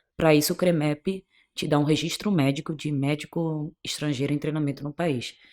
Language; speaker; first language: Portuguese; non-native, local second language; Kabuverdianu